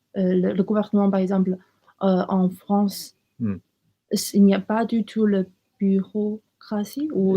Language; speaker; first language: French; non-native, learner; Chinese